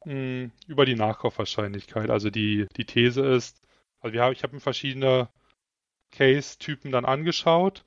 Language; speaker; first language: German; native; German